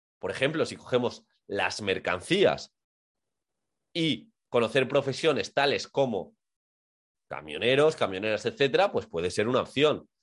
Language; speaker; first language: Spanish; native; Spanish